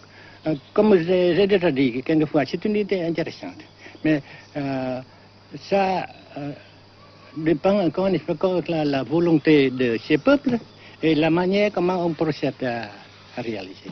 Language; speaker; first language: French; non-native, local second language; Vietnamese